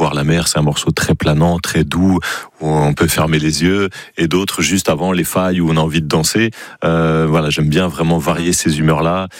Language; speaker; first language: French; native; French